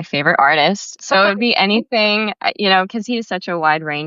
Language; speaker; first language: English; native; English